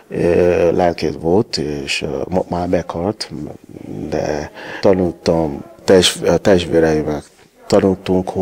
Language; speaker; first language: Hungarian; non-native, learner; Yoruba